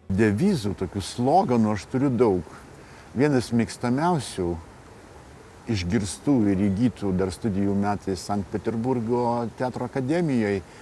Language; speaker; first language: Lithuanian; native; Lithuanian